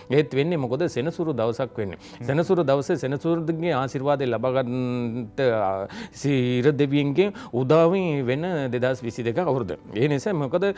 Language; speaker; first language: Sinhala; non-native, local second language; Tamil